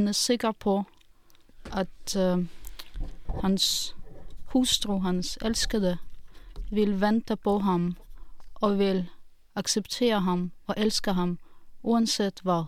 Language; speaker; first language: Danish; non-native, fluent; Russian